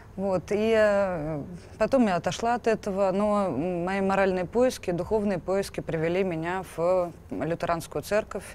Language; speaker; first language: Russian; native; Russian